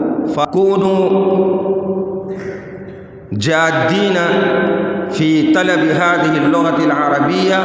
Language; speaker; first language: Arabic; non-native, fluent; Urdu